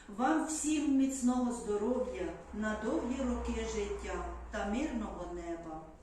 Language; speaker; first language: Ukrainian; native; Ukrainian